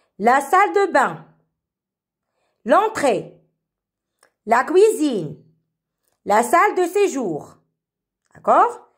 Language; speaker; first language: French; non-native, fluent; Arabic